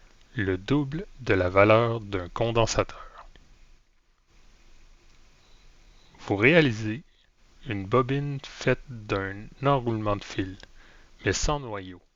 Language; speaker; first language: French; native; French